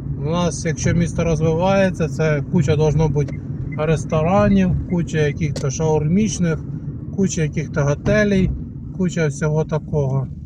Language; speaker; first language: Ukrainian; non-native, local second language; Russian